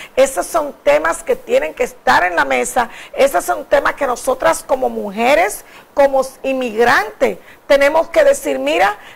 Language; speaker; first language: Spanish; native; Spanish